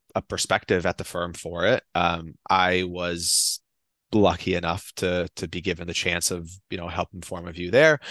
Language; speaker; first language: English; non-native, fluent; Portuguese